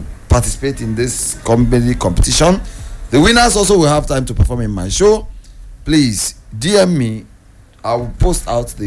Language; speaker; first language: English; non-native, local second language; Igbo